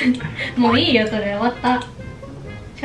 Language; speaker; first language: Vietnamese; non-native, learner; Japanese